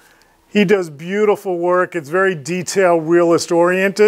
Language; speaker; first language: English; native; English